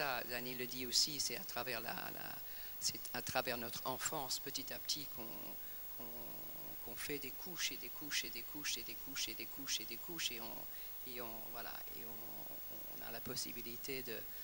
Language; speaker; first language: French; non-native, fluent; English